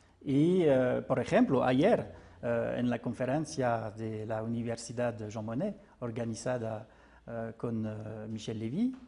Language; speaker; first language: Spanish; non-native, fluent; French